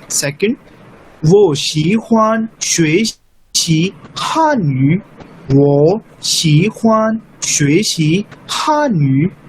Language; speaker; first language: Chinese; non-native, fluent; Urdu